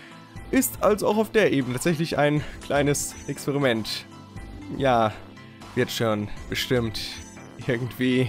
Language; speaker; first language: German; native; German